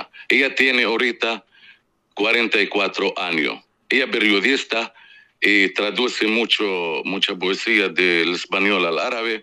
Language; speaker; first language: Spanish; non-native, fluent; Arabic